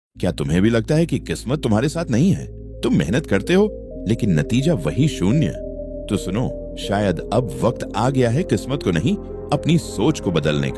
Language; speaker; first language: Hindi; native; Hindi